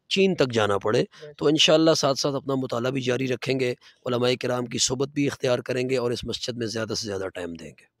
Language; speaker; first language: Urdu; non-native, local second language; Punjabi